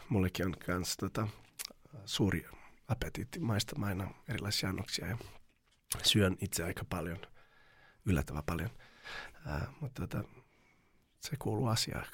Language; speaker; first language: Finnish; non-native, fluent; Serbian